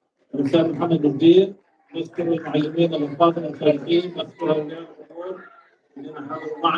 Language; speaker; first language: Arabic; native; Arabic